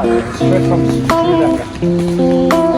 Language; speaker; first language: English; non-native, fluent; Tibetan